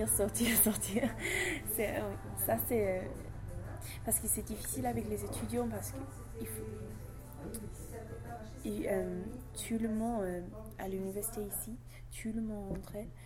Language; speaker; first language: French; non-native, learner; English